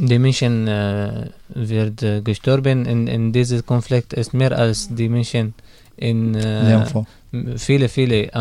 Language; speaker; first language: German; non-native, learner; Arabic